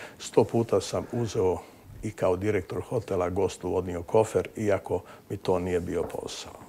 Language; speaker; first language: Croatian; native; Croatian